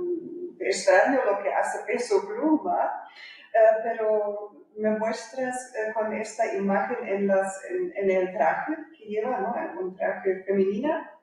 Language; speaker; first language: Spanish; non-native, fluent; German